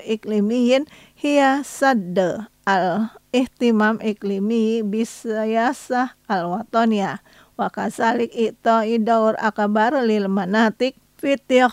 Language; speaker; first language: Arabic; non-native, learner; Indonesian